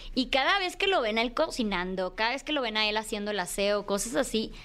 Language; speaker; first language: Spanish; native; Spanish